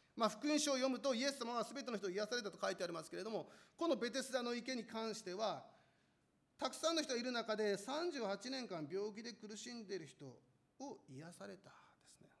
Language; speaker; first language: Japanese; non-native, fluent; Korean